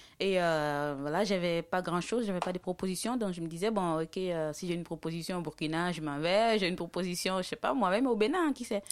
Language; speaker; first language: French; non-native, local second language; Dyula